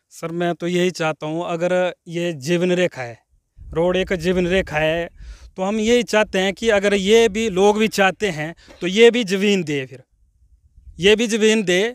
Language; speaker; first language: Hindi; non-native, local second language; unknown